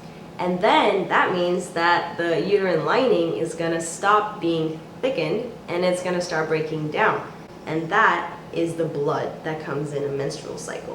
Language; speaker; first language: English; native; English